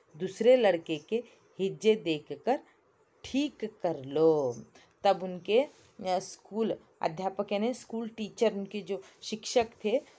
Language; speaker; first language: Hindi; non-native, local second language; Kannada